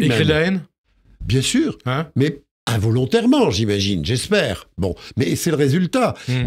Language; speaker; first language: French; native; French